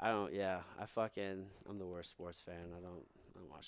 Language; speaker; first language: English; native; English